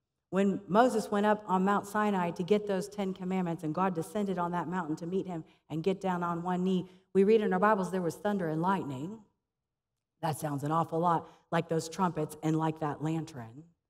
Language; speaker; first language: English; native; English